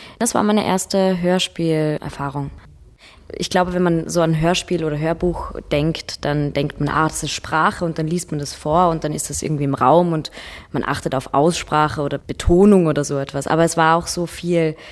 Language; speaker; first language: German; native; German